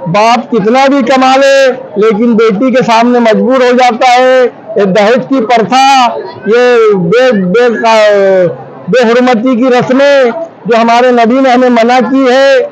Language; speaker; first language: Urdu; native; Urdu